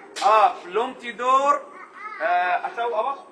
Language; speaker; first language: Indonesian; non-native, learner; Arabic